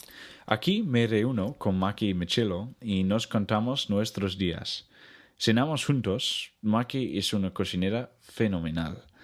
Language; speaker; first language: Spanish; non-native, learner; English